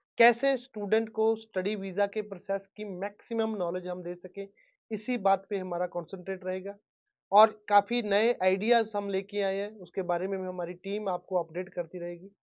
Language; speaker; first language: Hindi; non-native, local second language; Punjabi